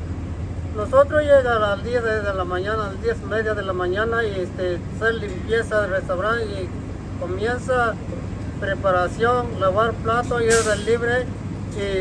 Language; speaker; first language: Spanish; non-native, local second language; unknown